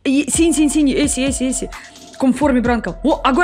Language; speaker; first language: Portuguese; non-native, learner; Russian